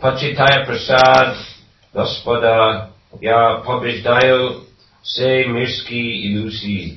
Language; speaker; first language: Russian; non-native, fluent; English